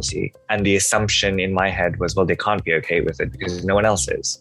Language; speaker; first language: English; non-native, local second language; Bangla